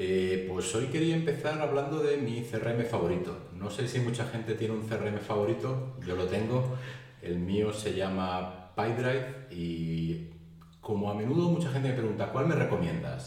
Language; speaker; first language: Spanish; native; Spanish